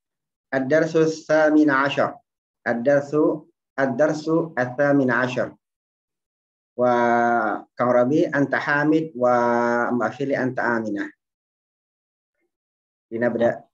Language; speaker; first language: Arabic; non-native, fluent; Indonesian